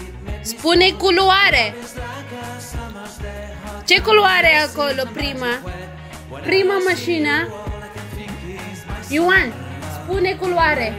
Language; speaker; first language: Romanian; non-native, learner; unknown